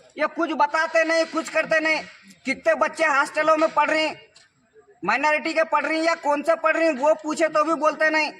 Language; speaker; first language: Hindi; non-native, local second language; Urdu